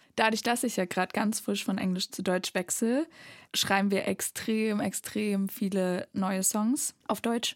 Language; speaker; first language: German; native; German